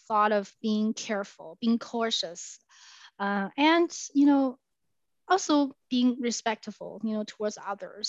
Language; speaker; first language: English; non-native, fluent; Chinese